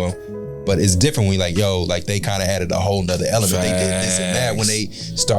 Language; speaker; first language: English; native; English